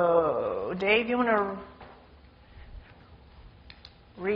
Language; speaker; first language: English; native; English